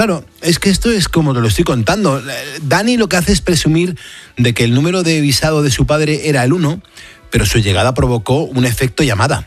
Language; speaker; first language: Spanish; native; Spanish